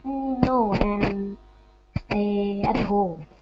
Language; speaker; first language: English; non-native, learner; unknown